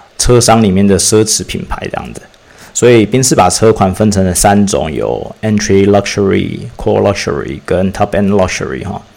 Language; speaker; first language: Chinese; native; Chinese